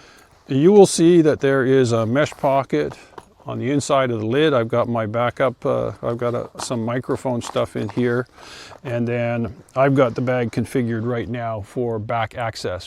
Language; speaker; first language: English; native; English